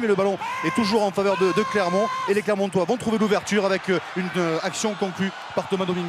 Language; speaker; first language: French; native; French